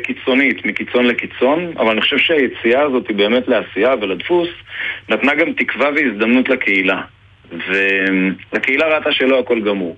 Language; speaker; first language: Hebrew; native; Hebrew